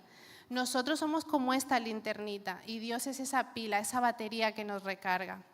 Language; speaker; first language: Spanish; native; Spanish